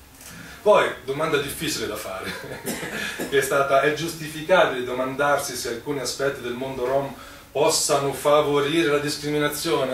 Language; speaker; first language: Italian; native; Italian